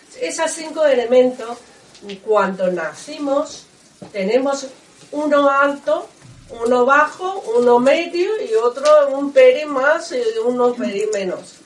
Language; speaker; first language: Spanish; non-native, learner; Chinese